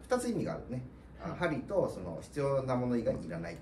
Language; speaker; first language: Japanese; native; Japanese